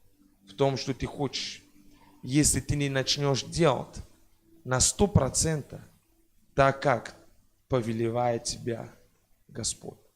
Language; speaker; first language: Russian; non-native, fluent; French